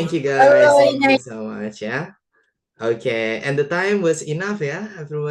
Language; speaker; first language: English; non-native, fluent; Indonesian